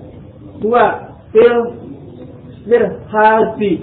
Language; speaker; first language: Arabic; non-native, learner; Indonesian